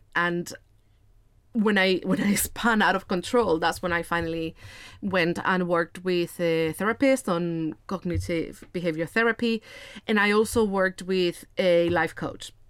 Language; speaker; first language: English; non-native, fluent; Spanish